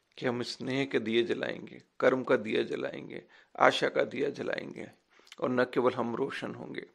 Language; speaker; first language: Hindi; native; Hindi